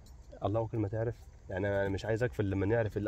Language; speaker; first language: Arabic; native; Arabic